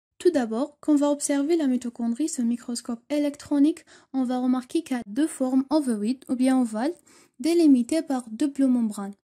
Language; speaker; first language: French; non-native, local second language; Arabic